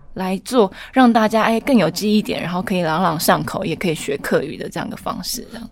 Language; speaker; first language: Chinese; native; Chinese